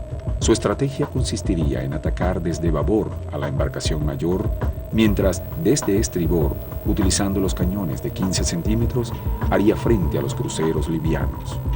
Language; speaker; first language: Spanish; native; Spanish